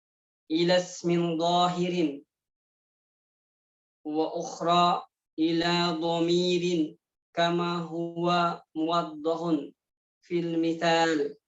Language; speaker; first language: Arabic; non-native, fluent; Indonesian